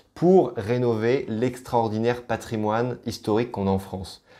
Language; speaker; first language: French; native; French